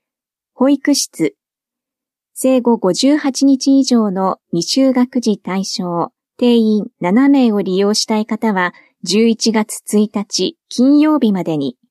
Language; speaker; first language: Japanese; native; Japanese